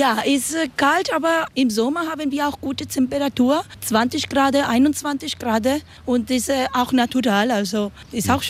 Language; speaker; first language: German; non-native, learner; Spanish